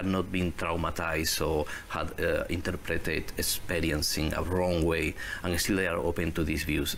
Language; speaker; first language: English; non-native, learner; Spanish